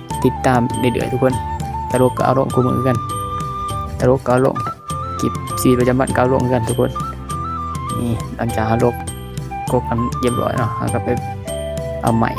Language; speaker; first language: Thai; non-native, local second language; Northeastern Thai